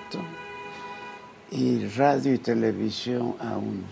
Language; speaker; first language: Spanish; native; Spanish